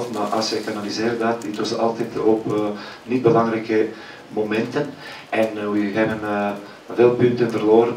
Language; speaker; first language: Dutch; non-native, fluent; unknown